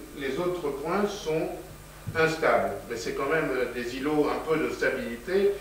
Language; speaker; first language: French; native; French